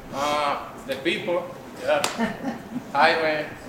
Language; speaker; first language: English; non-native, learner; Spanish